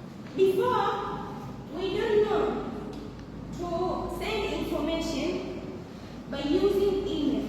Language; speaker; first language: English; non-native, local second language; Swahili